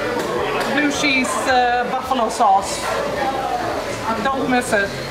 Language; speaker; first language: English; non-native, fluent; Swedish